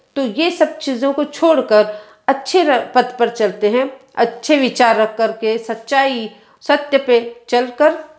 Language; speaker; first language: Hindi; non-native, local second language; Kannada